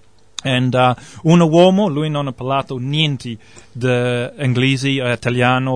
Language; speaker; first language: Italian; non-native, learner; English